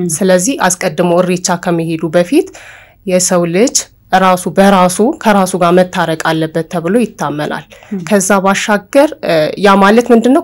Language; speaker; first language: Amharic; non-native, local second language; Oromo